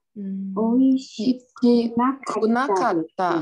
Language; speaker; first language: Japanese; non-native, learner; Chinese